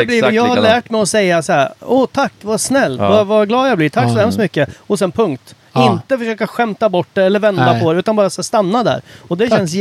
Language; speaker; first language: Swedish; native; Swedish